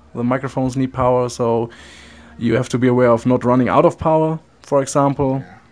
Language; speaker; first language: English; non-native, fluent; German